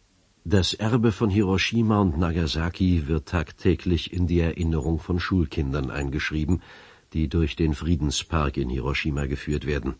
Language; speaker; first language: German; native; German